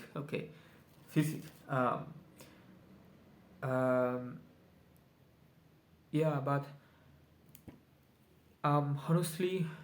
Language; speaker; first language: English; non-native, learner; Spanish